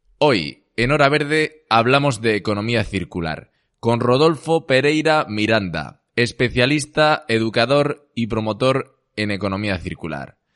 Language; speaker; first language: Spanish; native; Spanish